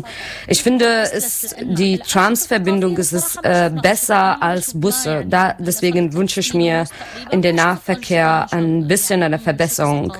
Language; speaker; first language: German; non-native, learner; Arabic